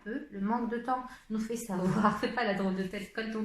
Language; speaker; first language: French; native; French